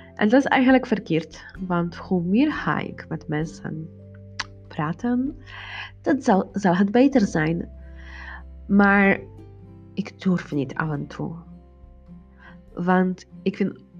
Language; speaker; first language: Dutch; non-native, learner; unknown